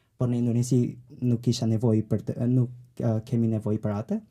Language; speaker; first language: Albanian; non-native, learner; Indonesian